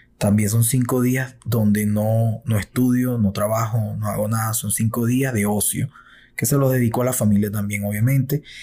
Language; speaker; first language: Spanish; native; Spanish